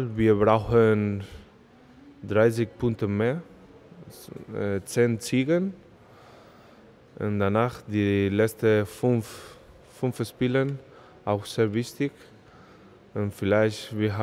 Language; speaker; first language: German; non-native, learner; Spanish